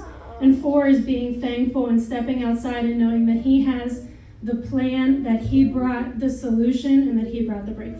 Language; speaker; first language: English; native; English